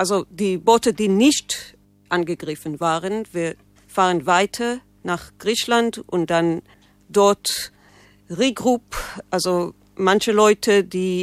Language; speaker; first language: German; non-native, learner; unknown